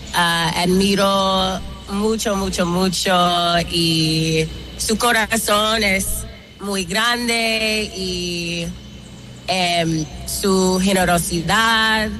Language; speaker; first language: Spanish; non-native, learner; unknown